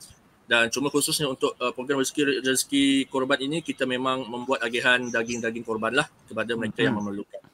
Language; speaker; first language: Malay; native; Malay